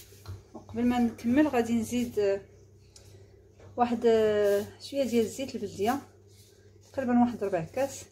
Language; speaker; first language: Arabic; native; Arabic